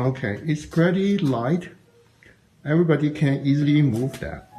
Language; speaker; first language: English; non-native, learner; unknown